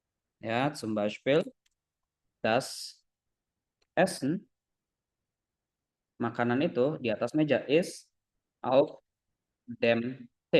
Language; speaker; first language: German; non-native, fluent; Indonesian